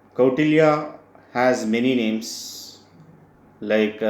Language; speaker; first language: English; non-native, local second language; Telugu